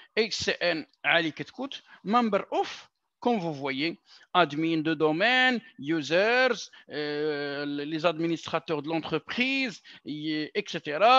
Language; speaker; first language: French; non-native, local second language; Arabic